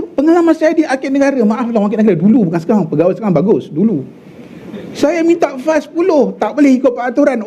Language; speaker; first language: Malay; native; Malay